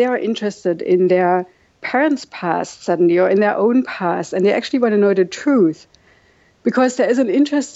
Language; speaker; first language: English; non-native, fluent; German